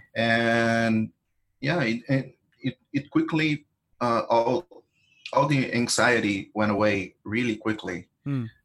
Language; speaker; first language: English; non-native, fluent; Portuguese